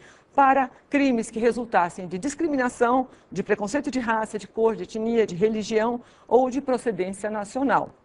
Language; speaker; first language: Portuguese; native; Portuguese